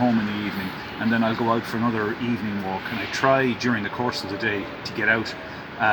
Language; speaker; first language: English; native; English